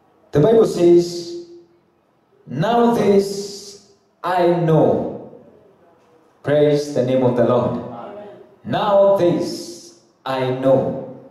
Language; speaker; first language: English; non-native, local second language; Swahili